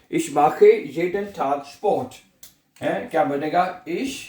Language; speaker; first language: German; non-native, fluent; Urdu